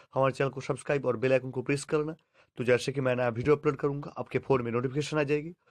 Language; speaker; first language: Hindi; non-native, local second language; Bangla